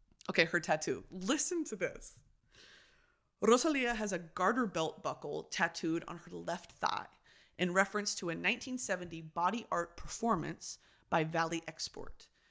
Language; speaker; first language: English; native; English